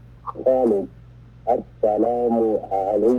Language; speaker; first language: Arabic; non-native, learner; English